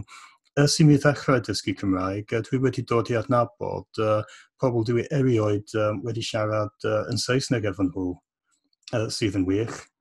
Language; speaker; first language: Welsh; non-native, fluent; English